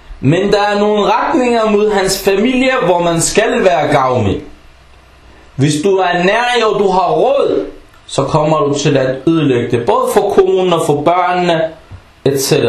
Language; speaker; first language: Danish; non-native, fluent; Arabic